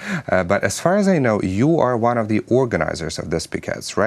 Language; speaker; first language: English; non-native, fluent; Ukrainian